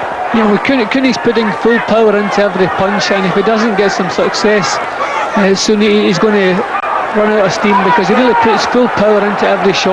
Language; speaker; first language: English; native; English